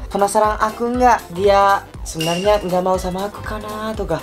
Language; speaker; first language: Indonesian; non-native, learner; Japanese